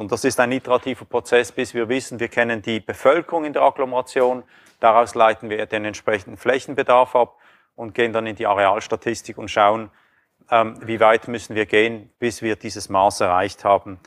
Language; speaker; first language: German; native; German